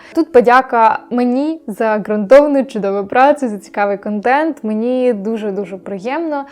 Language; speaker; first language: Ukrainian; non-native, local second language; Russian